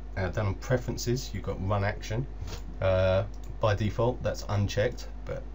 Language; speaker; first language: English; native; English